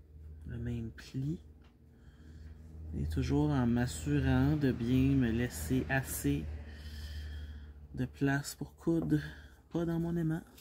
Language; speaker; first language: French; native; French